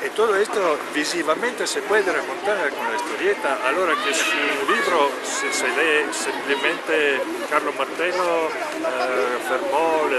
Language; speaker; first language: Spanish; non-native, learner; Italian